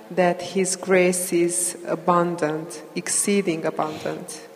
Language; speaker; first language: English; non-native, fluent; Hungarian